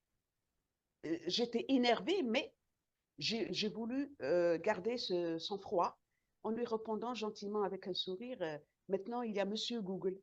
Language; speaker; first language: French; non-native, local second language; Arabic